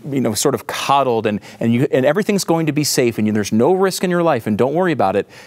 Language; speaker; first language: English; native; English